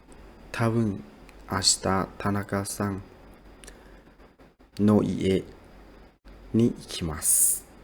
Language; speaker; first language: Japanese; non-native, learner; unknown